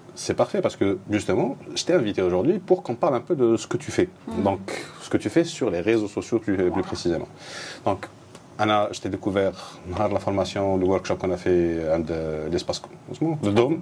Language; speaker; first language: French; non-native, local second language; Arabic